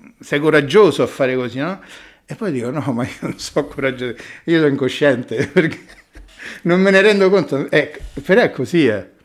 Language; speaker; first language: Italian; native; Italian